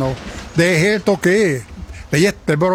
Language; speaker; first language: Swedish; non-native, learner; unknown